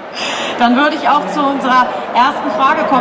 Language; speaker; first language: German; native; German